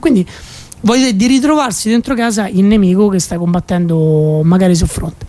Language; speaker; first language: Italian; native; Italian